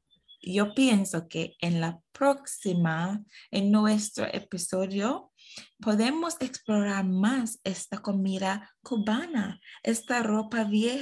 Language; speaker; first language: Spanish; non-native, fluent; English